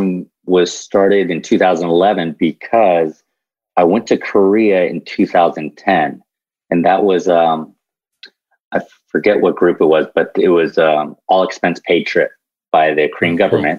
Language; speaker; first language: English; native; English